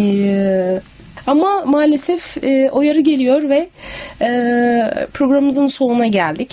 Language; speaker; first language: Turkish; native; Turkish